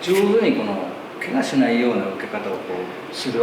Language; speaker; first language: Japanese; native; Japanese